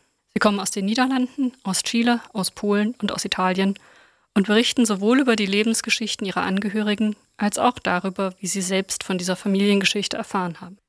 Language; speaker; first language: German; native; German